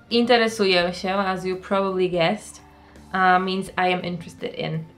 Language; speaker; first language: English; non-native, fluent; Polish